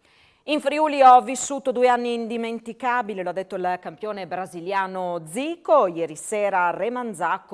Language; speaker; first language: Italian; native; Italian